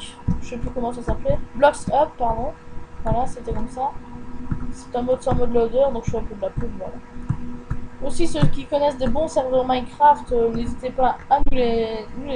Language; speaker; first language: French; native; French